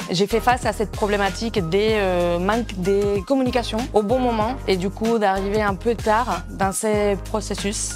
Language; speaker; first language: French; non-native, fluent; Spanish